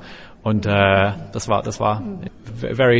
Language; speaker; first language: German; non-native, learner; Czech